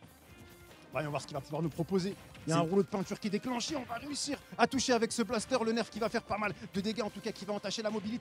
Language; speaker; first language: French; native; French